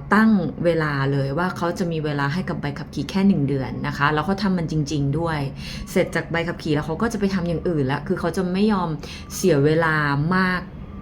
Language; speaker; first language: Thai; native; Thai